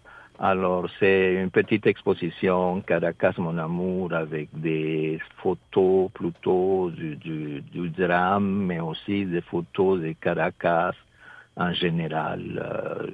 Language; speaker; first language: French; non-native, fluent; Spanish